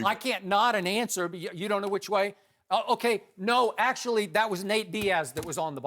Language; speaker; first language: English; native; English